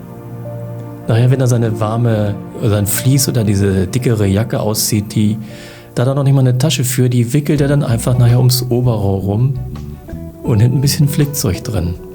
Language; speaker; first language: German; native; German